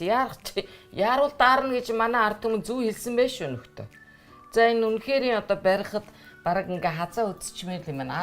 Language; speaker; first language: Mongolian; native; Mongolian